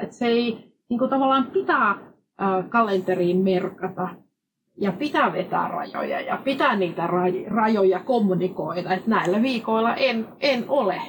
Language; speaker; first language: Finnish; non-native, fluent; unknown